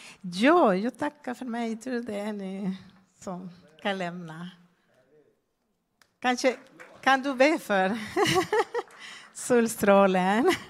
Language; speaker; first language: Swedish; non-native, fluent; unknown